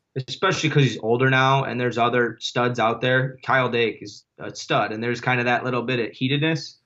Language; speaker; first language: English; native; English